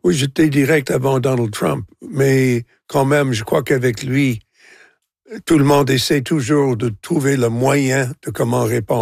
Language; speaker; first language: French; non-native, local second language; English